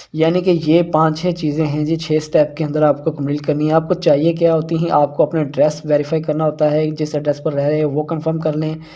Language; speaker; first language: Urdu; non-native, local second language; Punjabi